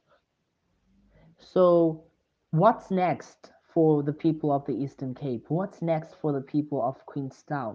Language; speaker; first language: English; non-native, local second language; Xhosa